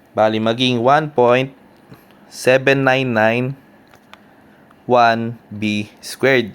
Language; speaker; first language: Filipino; native; Filipino